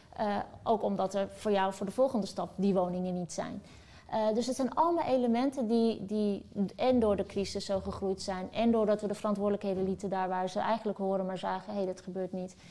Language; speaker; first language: Dutch; early bilingual, other home language; Turkish